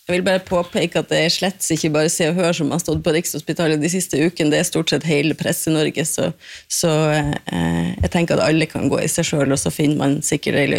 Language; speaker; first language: Norwegian; native; Norwegian